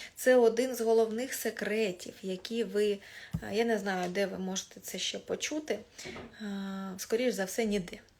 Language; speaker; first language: Ukrainian; non-native, local second language; Russian